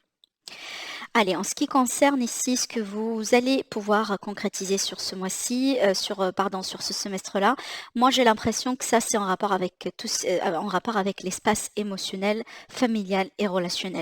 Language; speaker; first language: French; native; French